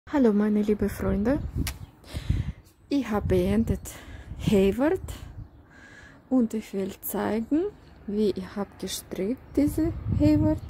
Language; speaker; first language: German; non-native, learner; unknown